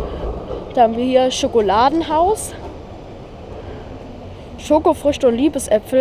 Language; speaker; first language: German; native; German